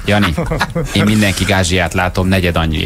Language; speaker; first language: Hungarian; native; Hungarian